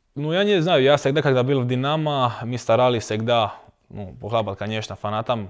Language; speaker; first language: Russian; non-native, learner; Croatian